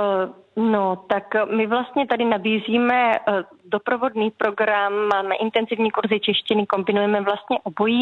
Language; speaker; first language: Czech; native; Czech